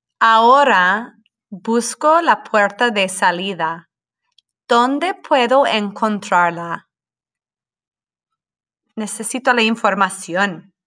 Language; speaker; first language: Spanish; non-native, fluent; English